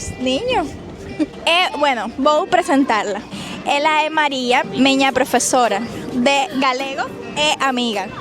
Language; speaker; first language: Galician; non-native, learner; Spanish